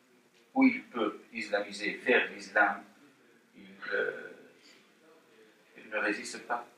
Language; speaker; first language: French; non-native, fluent; Arabic